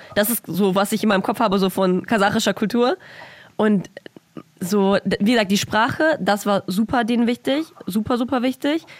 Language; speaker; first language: German; early bilingual, other home language; Russian